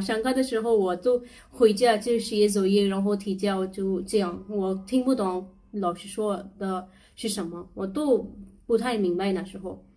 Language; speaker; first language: Chinese; non-native, learner; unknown